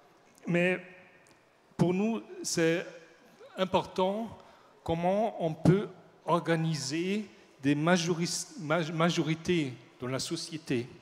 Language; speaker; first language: French; non-native, learner; German